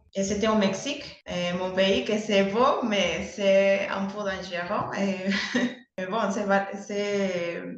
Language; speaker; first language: French; non-native, fluent; Spanish